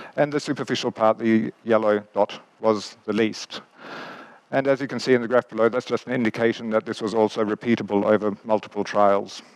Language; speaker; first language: English; native; English